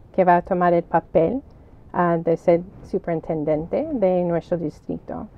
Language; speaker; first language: Spanish; early bilingual, other home language; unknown